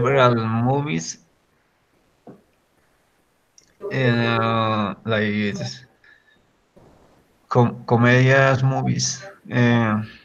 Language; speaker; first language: English; non-native, learner; Spanish